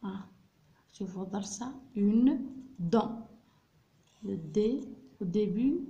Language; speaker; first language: French; non-native, local second language; Arabic